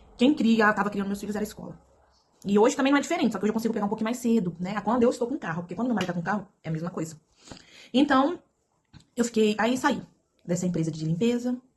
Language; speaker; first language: Portuguese; native; Portuguese